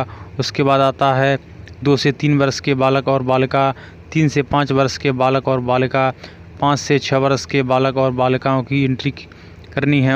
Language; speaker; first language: Hindi; native; Hindi